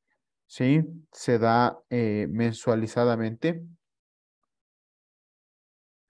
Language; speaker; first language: Spanish; native; Spanish